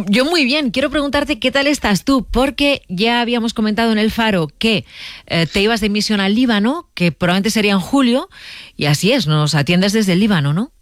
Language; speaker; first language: Spanish; native; Spanish